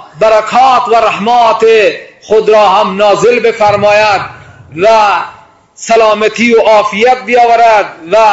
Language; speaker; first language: Persian; non-native, local second language; Baluchi